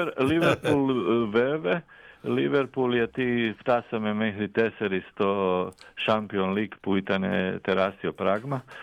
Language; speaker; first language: Greek; non-native, fluent; Croatian